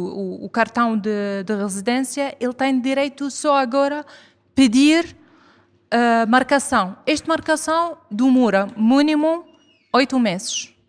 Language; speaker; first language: Portuguese; non-native, fluent; Arabic